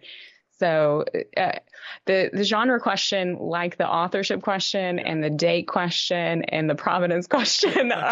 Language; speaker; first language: English; native; English